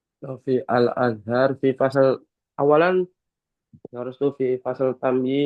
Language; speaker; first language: Arabic; non-native, learner; Indonesian